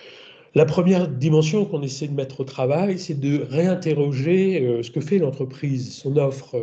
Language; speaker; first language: French; native; French